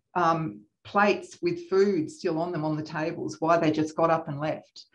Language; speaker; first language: English; native; English